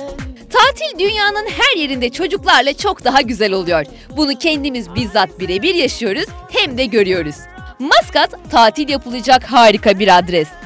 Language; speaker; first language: Turkish; native; Turkish